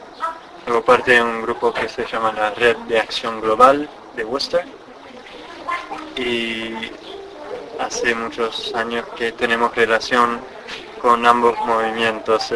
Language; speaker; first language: Spanish; non-native, fluent; English